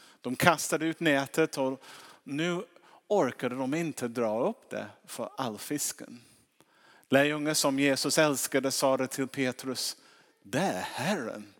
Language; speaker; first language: Swedish; non-native, fluent; English